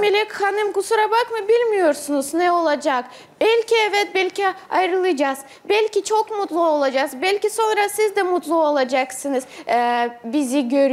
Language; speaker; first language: Turkish; non-native, learner; Russian